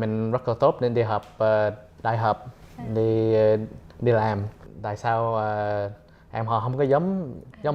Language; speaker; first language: Vietnamese; early bilingual, heritage; Vietnamese